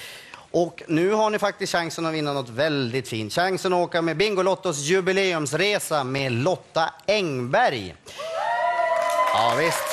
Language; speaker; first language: Swedish; native; Swedish